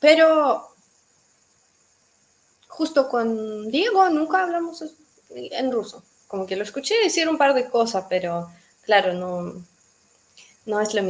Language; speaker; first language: Spanish; non-native, fluent; Russian